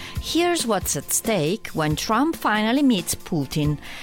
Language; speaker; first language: English; non-native, fluent; Italian